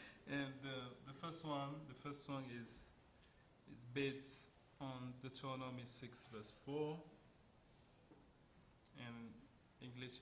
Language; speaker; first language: English; non-native, fluent; Haitian Creole